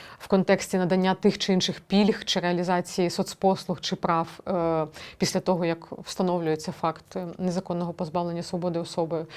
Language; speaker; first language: Ukrainian; native; Ukrainian